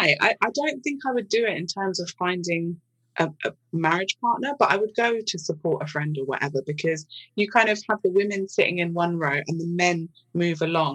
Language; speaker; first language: English; native; English